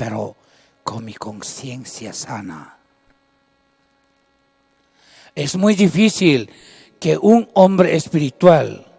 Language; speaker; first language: Spanish; non-native, local second language; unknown